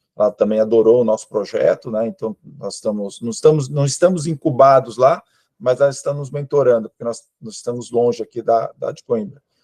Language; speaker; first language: Portuguese; native; Portuguese